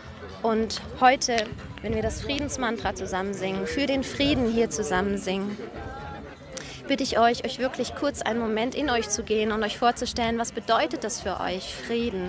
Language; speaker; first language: German; native; German